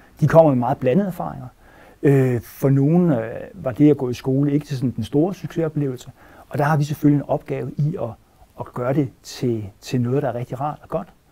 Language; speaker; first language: Danish; native; Danish